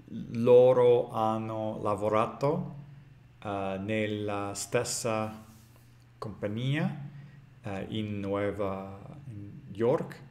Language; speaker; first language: Italian; non-native, learner; English